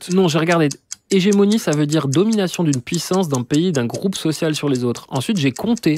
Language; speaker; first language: French; native; French